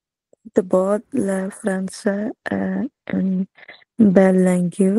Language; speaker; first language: French; non-native, learner; Punjabi